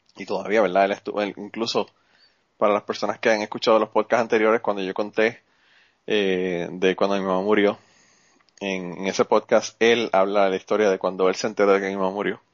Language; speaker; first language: Spanish; native; Spanish